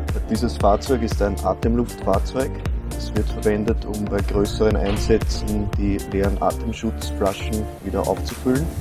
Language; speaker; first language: German; native; German